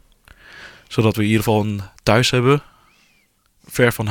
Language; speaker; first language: Dutch; early bilingual, other home language; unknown